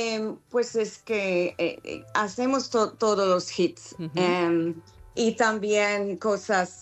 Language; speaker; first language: Spanish; non-native, learner; English